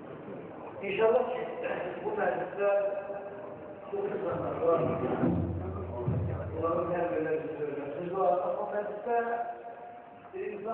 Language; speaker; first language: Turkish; non-native, learner; Azerbaijani